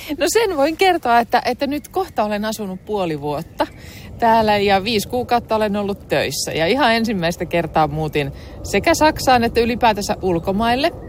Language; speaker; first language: Finnish; native; Finnish